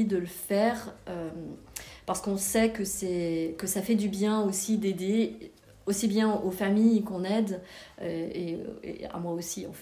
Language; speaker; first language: French; native; French